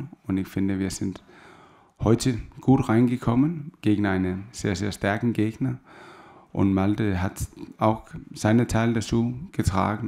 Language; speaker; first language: German; non-native, fluent; Danish